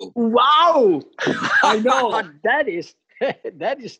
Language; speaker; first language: English; non-native, fluent; Norwegian